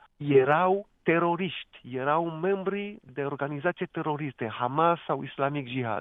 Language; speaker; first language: Romanian; non-native, fluent; Hebrew